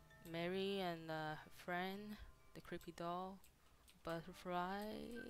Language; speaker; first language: English; non-native, local second language; Cantonese